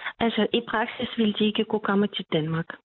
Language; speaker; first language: Danish; non-native, fluent; Russian